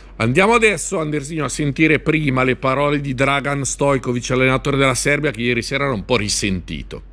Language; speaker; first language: Italian; native; Italian